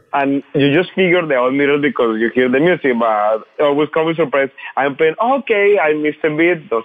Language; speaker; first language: English; non-native, fluent; Spanish